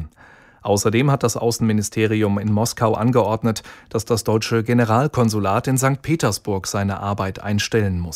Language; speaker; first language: German; native; German